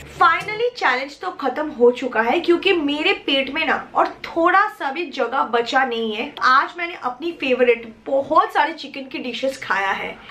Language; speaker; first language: Hindi; non-native, local second language; Bangla